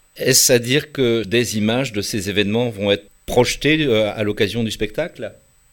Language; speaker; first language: French; native; French